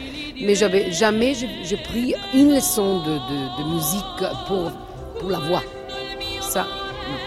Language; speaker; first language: French; non-native, fluent; Italian